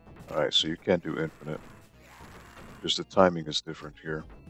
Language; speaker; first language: English; early bilingual, other home language; Spanish